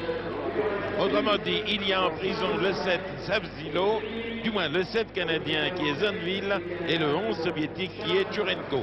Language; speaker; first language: French; native; French